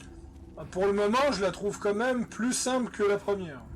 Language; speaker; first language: French; native; French